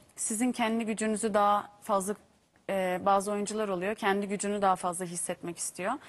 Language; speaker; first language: Turkish; native; Turkish